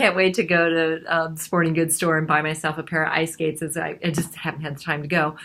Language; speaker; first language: English; native; English